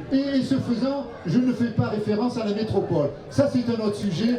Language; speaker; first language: French; native; French